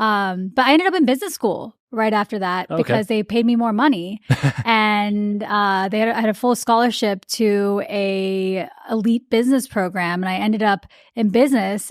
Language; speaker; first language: English; early bilingual, other home language; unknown